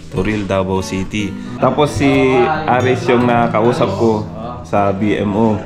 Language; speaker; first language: Filipino; non-native, local second language; Iloko